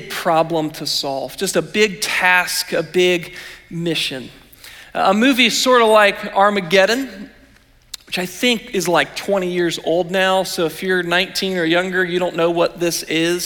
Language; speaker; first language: English; native; English